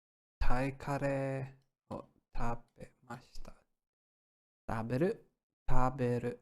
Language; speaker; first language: Japanese; non-native, learner; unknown